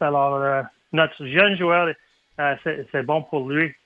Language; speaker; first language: French; non-native, learner; English